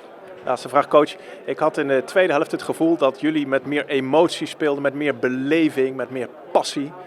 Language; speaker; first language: Dutch; native; Dutch